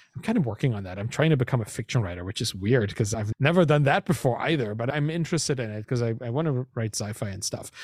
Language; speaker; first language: English; non-native, fluent; German